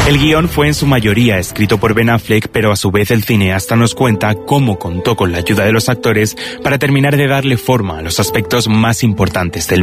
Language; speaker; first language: Spanish; native; Spanish